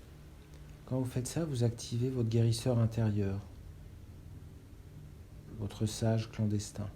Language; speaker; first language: French; native; French